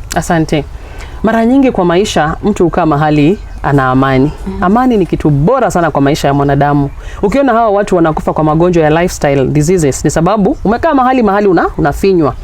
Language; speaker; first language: Swahili; non-native, local second language; Luyia